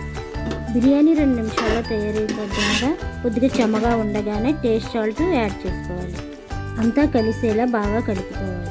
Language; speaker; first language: Telugu; native; Telugu